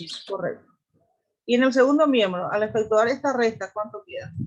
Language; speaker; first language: Spanish; native; Spanish